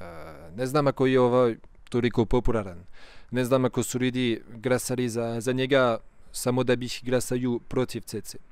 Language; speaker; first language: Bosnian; non-native, fluent; French